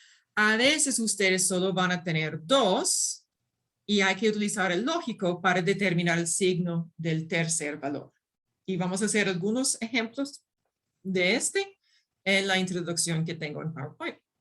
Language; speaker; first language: Spanish; non-native, fluent; English